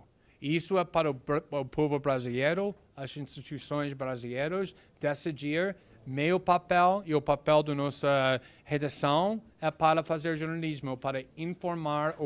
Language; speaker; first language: Portuguese; non-native, fluent; English